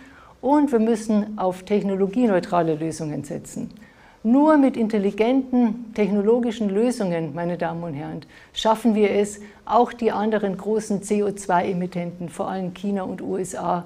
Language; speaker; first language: German; native; German